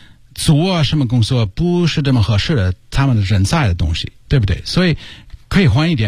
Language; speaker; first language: Chinese; non-native, learner; English